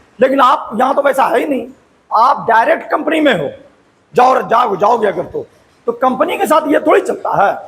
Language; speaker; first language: Hindi; native; Hindi